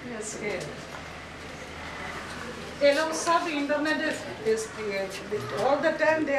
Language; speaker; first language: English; non-native, local second language; Hindi